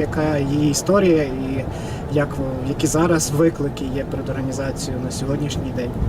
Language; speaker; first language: Ukrainian; native; Ukrainian